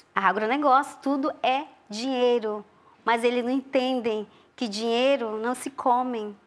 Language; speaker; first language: Portuguese; non-native, local second language; Ticuna